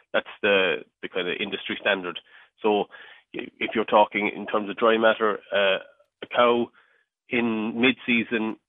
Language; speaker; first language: English; native; English